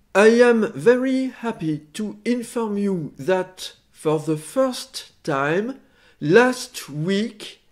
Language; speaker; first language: English; non-native, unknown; French